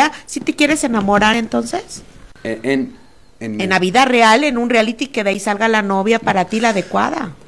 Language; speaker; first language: Spanish; native; Spanish